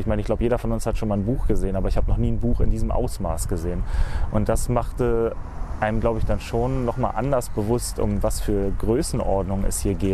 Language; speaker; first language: German; native; German